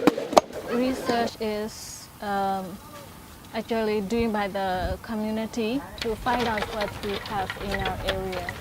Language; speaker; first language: English; non-native, learner; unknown